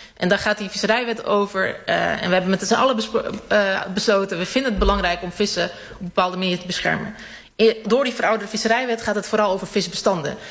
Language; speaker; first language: Dutch; early bilingual, other home language; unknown